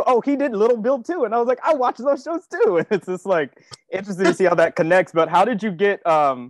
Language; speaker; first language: English; native; English